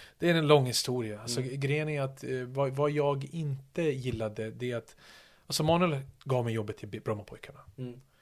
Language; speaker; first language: Swedish; early bilingual, other home language; Serbian